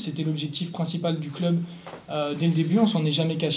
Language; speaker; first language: French; native; French